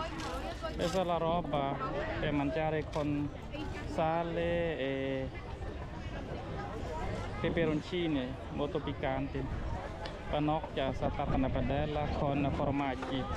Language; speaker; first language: Italian; non-native, fluent; Vietnamese